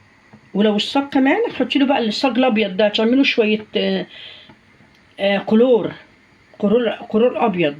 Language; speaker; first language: Arabic; native; Arabic